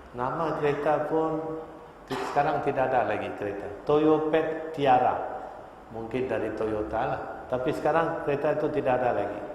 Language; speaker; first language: Malay; non-native, local second language; Tamil